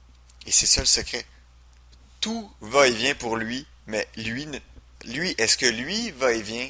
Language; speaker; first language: French; native; French